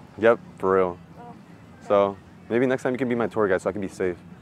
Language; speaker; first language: English; early bilingual, other home language; Spanish